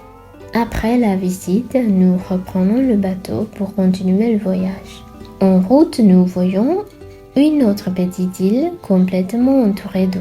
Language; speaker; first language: French; non-native, fluent; Sinhala